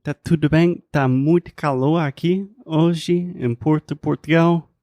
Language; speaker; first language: Portuguese; non-native, fluent; English